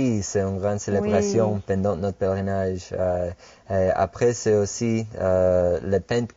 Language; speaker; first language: French; non-native, fluent; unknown